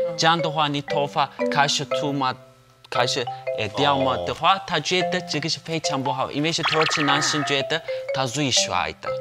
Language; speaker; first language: Chinese; non-native, fluent; Turkish